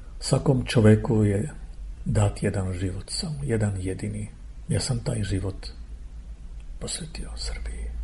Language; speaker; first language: Serbian; non-native, fluent; Armenian